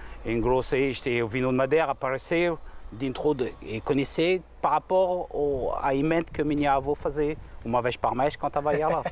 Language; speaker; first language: Portuguese; non-native, fluent; French